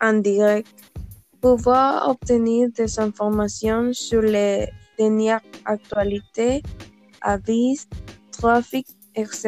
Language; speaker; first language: French; non-native, learner; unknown